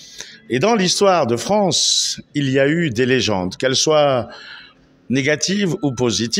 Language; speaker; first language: French; native; French